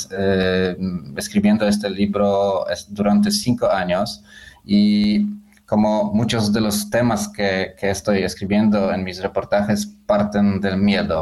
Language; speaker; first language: Spanish; non-native, learner; Polish